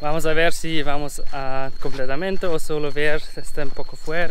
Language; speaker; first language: Spanish; non-native, learner; German